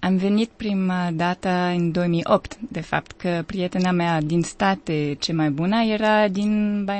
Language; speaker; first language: Romanian; non-native, learner; French